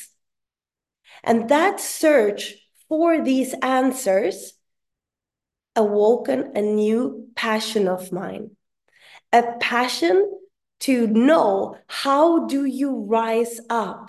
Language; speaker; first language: English; non-native, fluent; Swedish